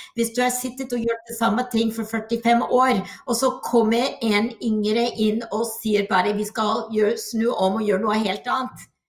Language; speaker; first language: Norwegian; non-native, fluent; English